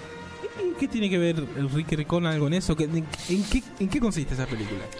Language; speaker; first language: Spanish; native; Spanish